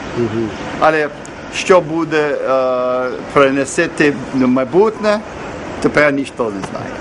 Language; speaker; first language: Ukrainian; non-native, learner; English